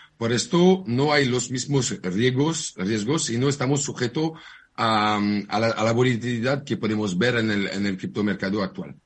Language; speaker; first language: Spanish; non-native, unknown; French